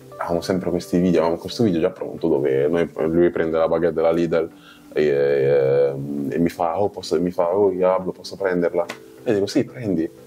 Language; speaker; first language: Italian; early bilingual, other home language; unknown